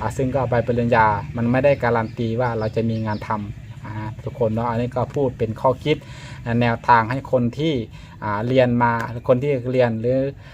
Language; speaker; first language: Thai; native; Thai